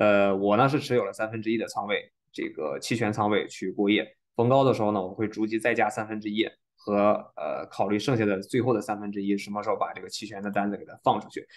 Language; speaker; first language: Chinese; native; Chinese